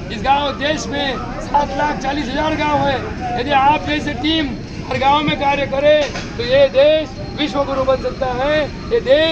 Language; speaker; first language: Hindi; non-native, local second language; Marathi